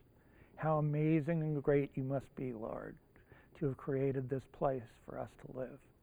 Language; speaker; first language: English; early bilingual, other home language; Japanese